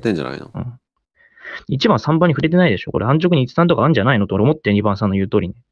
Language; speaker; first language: Japanese; native; Japanese